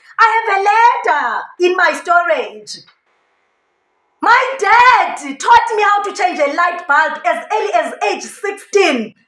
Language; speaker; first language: English; non-native, local second language; Xhosa